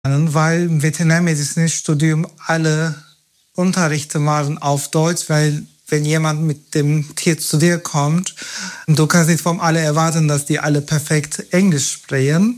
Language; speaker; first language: German; non-native, fluent; Turkish